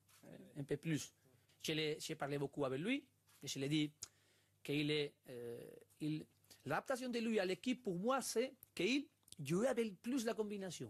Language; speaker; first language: French; non-native, learner; Spanish